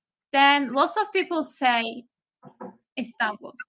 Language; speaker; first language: English; non-native, fluent; Turkish